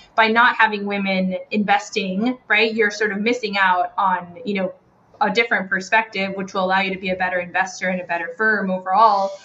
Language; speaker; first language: English; non-native, fluent; Spanish